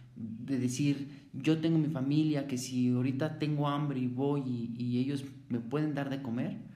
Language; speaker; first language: Spanish; native; Spanish